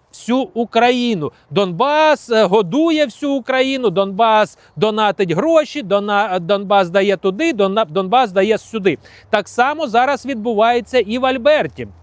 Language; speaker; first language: Ukrainian; non-native, local second language; Russian